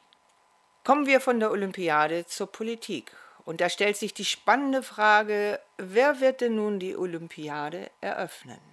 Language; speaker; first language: German; native; German